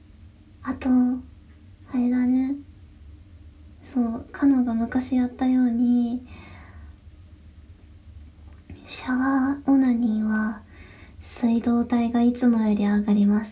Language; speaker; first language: Japanese; native; Japanese